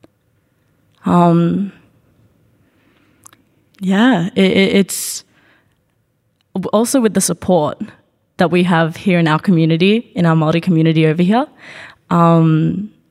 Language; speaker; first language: English; native; English